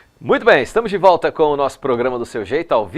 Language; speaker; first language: Portuguese; native; Portuguese